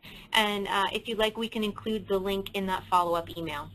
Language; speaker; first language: English; native; English